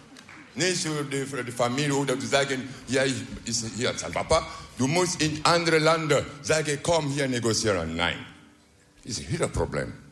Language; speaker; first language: Dutch; non-native, learner; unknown